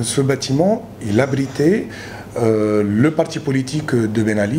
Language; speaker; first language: French; non-native, local second language; Arabic